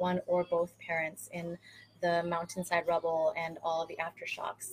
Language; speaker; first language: English; native; English